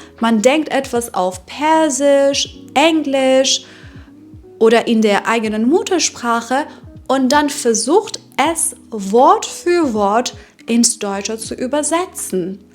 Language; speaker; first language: German; non-native, fluent; Persian